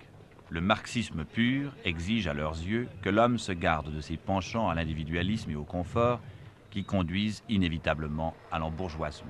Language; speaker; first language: French; native; French